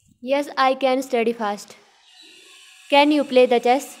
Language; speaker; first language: English; non-native, learner; Hindi